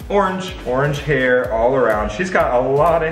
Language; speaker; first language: English; native; English